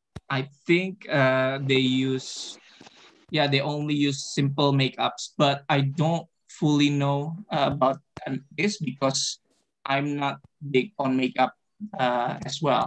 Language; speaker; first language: English; non-native, fluent; Indonesian